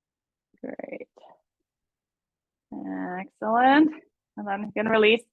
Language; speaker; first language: English; native; English